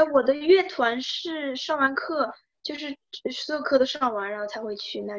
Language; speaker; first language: Chinese; early bilingual, other home language; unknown